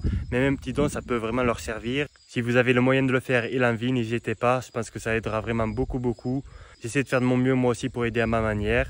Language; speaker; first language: French; native; French